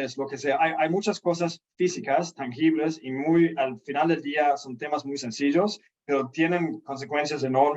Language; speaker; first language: Spanish; non-native, fluent; Danish